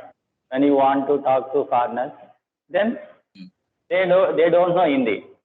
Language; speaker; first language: English; non-native, local second language; Telugu